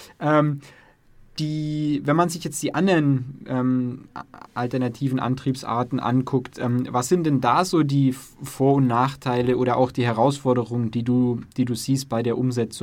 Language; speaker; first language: German; native; German